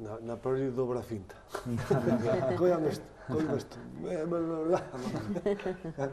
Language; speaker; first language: Macedonian; non-native, learner; Spanish